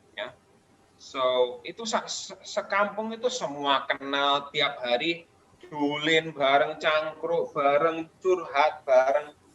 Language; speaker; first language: Indonesian; non-native, fluent; English